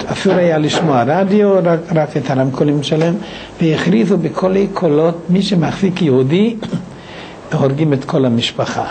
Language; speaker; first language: Hebrew; non-native, fluent; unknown